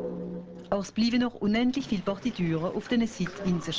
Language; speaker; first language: German; non-native, local second language; French